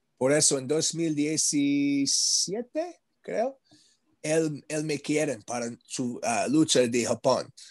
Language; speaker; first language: Spanish; non-native, learner; English